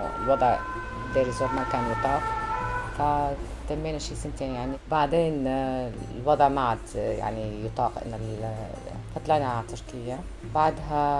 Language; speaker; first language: Arabic; native; Arabic